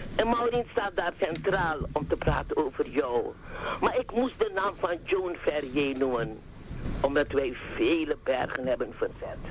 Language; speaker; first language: Dutch; native; Dutch